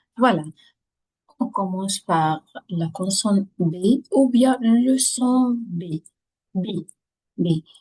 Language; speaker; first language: French; non-native, local second language; Arabic